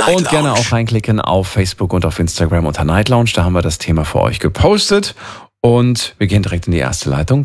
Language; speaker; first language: German; native; German